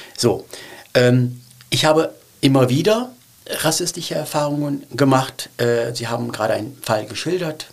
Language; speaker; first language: German; early bilingual, other home language; Turkish